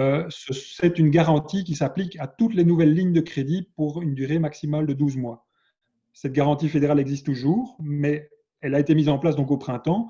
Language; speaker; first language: French; native; French